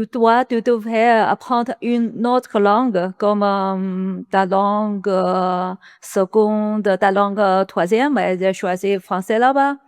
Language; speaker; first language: French; non-native, learner; Chinese